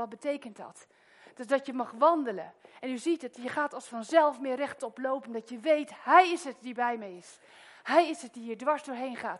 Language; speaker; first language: Dutch; native; Dutch